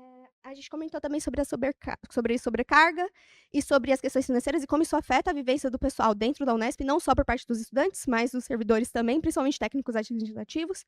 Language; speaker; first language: Portuguese; native; Portuguese